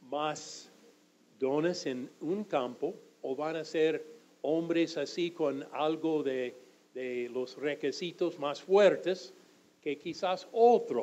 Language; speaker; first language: Spanish; non-native, fluent; English